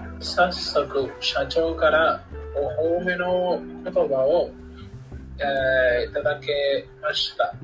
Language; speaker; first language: Japanese; non-native, learner; English